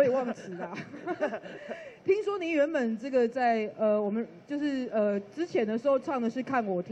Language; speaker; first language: Chinese; native; Chinese